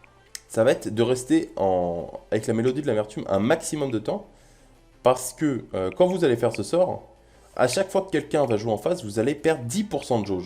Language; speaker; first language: French; native; French